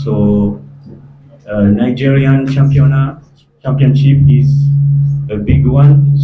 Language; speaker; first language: English; non-native, learner; French